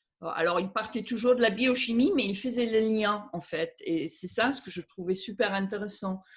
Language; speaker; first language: French; non-native, fluent; German